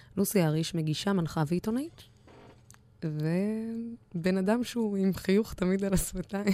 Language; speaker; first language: Hebrew; non-native, local second language; Arabic